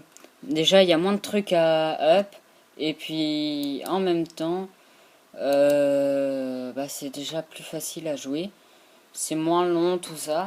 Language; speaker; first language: French; native; French